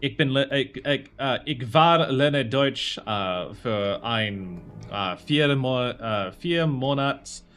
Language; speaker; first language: German; non-native, learner; English